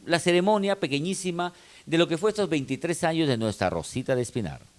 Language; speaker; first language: Spanish; native; Spanish